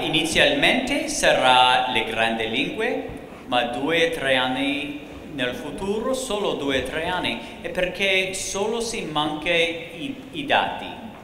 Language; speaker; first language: Italian; non-native, learner; English